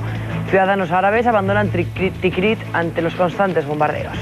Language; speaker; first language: Spanish; native; Spanish